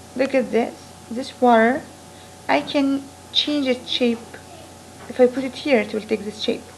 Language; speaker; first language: English; non-native, fluent; Arabic